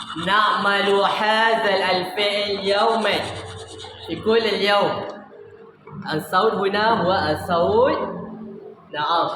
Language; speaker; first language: Arabic; non-native, learner; Malay